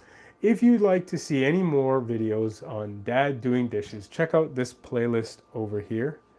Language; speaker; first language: English; native; English